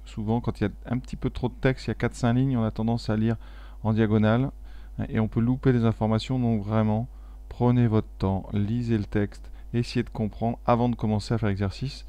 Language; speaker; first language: French; native; French